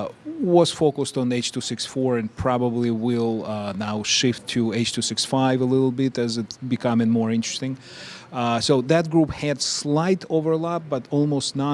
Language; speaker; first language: English; non-native, fluent; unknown